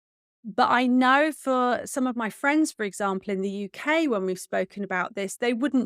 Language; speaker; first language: English; native; English